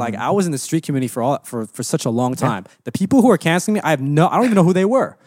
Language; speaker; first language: English; early bilingual, other home language; Filipino